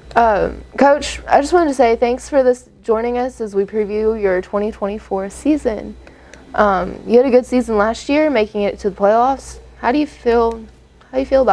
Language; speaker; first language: English; native; English